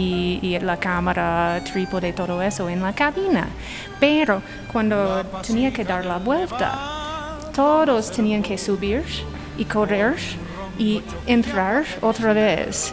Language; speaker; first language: Spanish; non-native, learner; English